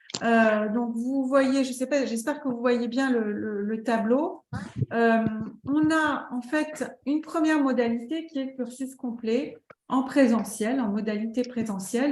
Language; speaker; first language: French; native; French